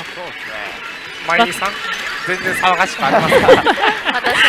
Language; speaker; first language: Japanese; native; Japanese